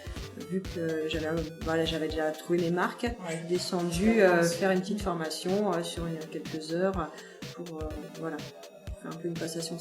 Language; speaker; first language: French; native; French